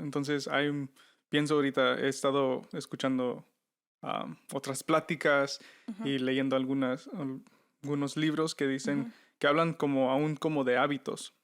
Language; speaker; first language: Spanish; early bilingual, heritage; Spanish